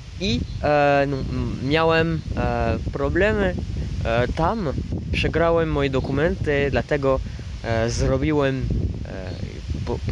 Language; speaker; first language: Polish; non-native, learner; French